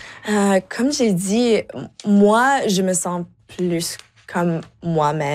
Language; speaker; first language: French; non-native, local second language; English